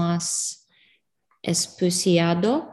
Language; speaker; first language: Spanish; non-native, learner; English